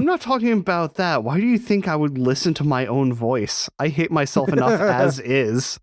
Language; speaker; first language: English; native; English